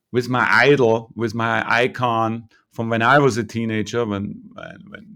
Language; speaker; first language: English; non-native, fluent; German